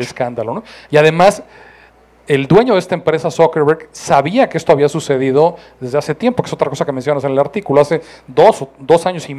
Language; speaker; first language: Spanish; native; Spanish